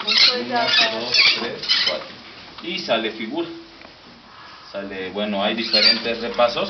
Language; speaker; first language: Spanish; native; Spanish